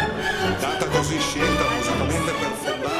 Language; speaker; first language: Italian; native; Italian